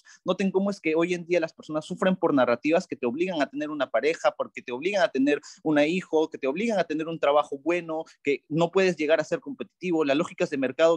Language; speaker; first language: Spanish; native; Spanish